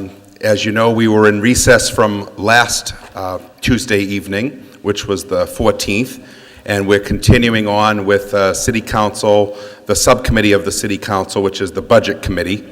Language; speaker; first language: English; native; English